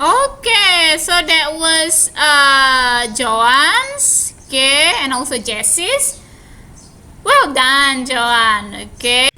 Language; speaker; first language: English; non-native, fluent; Indonesian